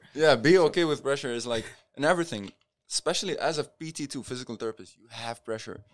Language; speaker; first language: English; non-native, fluent; Arabic